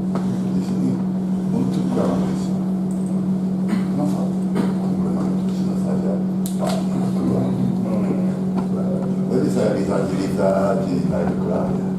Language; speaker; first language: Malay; non-native, learner; Japanese